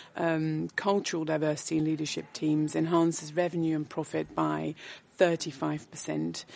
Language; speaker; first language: English; non-native, fluent; Dutch